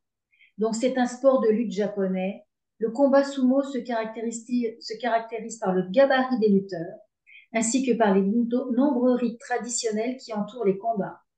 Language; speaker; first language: French; native; French